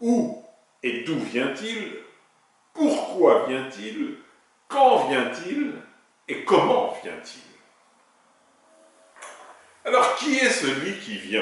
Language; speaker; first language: French; native; French